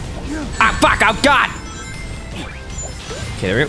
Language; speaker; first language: English; native; English